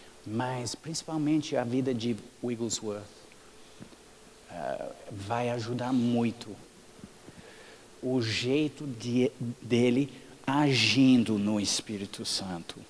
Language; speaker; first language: Portuguese; non-native, fluent; English